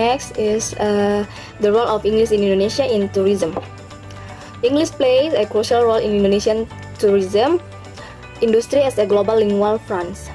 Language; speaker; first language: English; non-native, learner; Indonesian